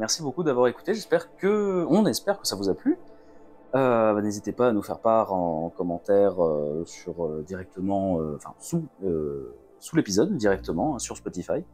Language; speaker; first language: French; native; French